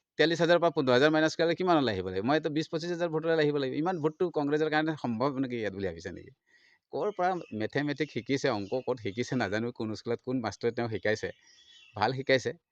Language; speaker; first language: Assamese; non-native, local second language; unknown